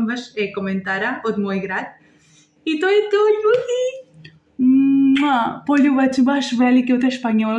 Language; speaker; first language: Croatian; non-native, learner; Spanish